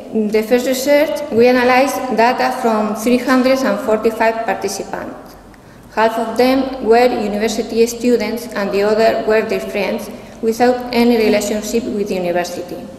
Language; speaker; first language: English; non-native, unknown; Spanish